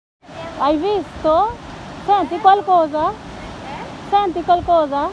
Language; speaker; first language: Italian; non-native, learner; Hindi